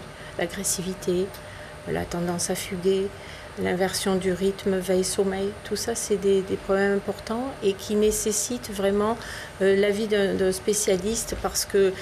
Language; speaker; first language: French; native; French